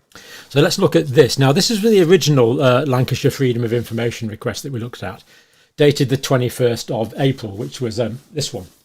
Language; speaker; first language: English; native; English